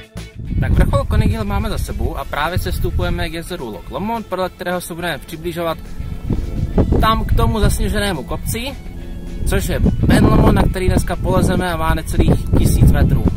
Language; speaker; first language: Czech; native; Czech